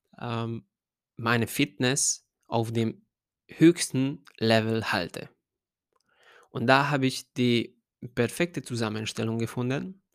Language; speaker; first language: German; non-native, fluent; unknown